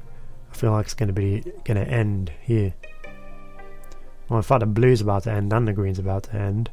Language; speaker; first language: English; native; English